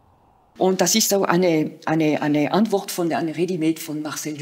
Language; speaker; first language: German; non-native, fluent; French